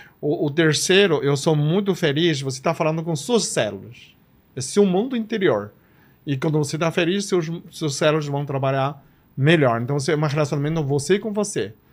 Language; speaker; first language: Portuguese; non-native, fluent; Chinese